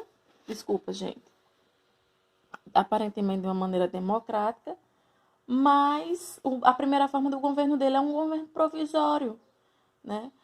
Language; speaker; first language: Portuguese; native; Portuguese